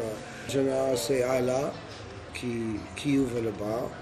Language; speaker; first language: French; non-native, fluent; English